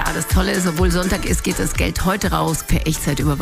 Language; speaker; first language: German; native; German